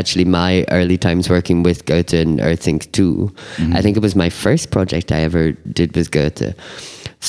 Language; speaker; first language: English; native; English